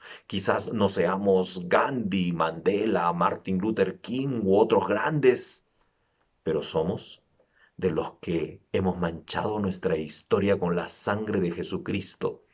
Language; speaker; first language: Spanish; native; Spanish